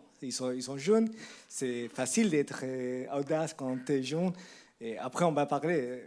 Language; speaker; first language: French; non-native, learner; Spanish